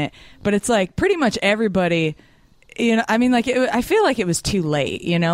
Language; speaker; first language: English; native; English